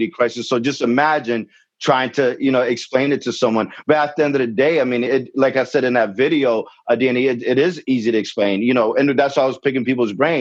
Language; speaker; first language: English; native; English